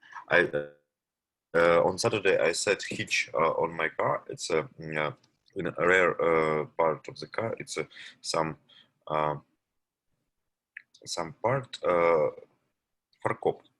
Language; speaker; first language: English; non-native, learner; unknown